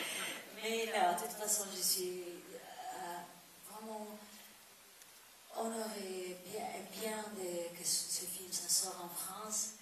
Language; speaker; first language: French; non-native, fluent; Italian